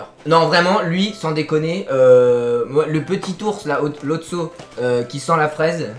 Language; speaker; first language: French; native; French